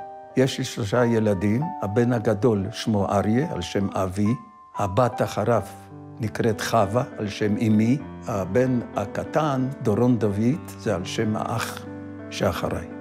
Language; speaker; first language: Hebrew; non-native, fluent; Yiddish